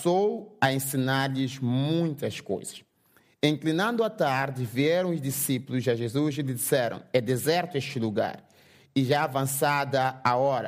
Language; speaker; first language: English; non-native, learner; Portuguese